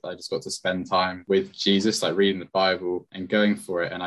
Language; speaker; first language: English; native; English